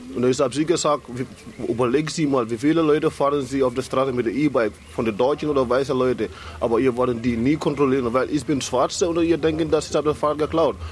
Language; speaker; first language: German; non-native, learner; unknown